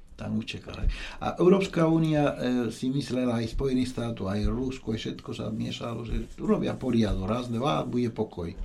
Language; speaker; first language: Slovak; non-native, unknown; Spanish